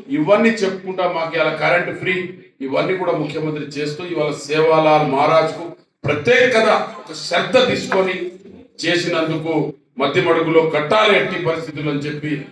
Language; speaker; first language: Telugu; non-native, local second language; Lambadi